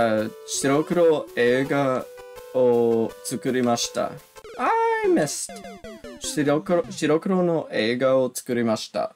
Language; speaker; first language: Japanese; non-native, learner; English